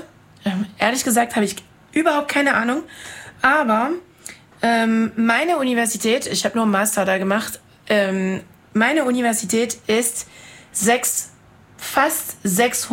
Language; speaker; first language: German; non-native, fluent; French